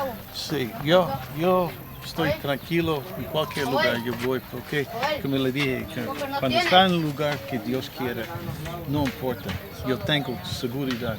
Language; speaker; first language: Spanish; non-native, learner; English